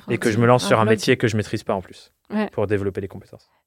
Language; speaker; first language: French; non-native, fluent; English